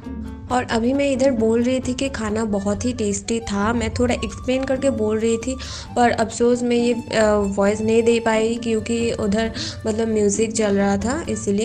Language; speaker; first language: Hindi; non-native, local second language; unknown